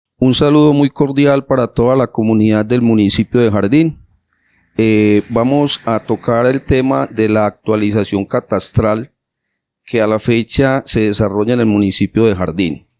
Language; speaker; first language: Spanish; native; Spanish